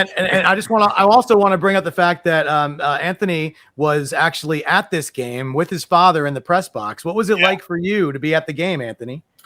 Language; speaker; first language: English; native; English